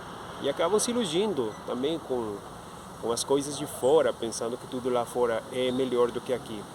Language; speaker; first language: Portuguese; non-native, fluent; Spanish